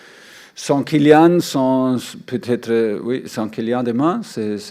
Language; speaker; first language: French; non-native, fluent; German